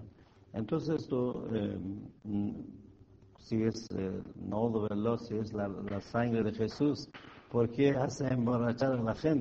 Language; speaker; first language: Spanish; non-native, fluent; Persian